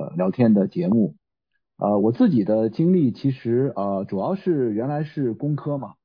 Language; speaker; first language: Chinese; native; Chinese